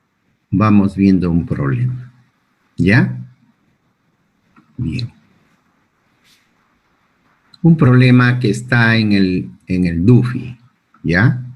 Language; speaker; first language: Spanish; native; Spanish